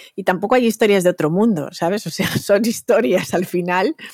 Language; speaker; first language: Spanish; native; Spanish